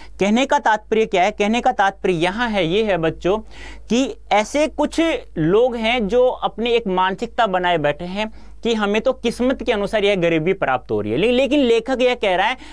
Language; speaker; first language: Hindi; native; Hindi